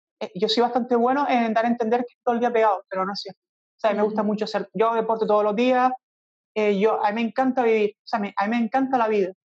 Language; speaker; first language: Spanish; native; Spanish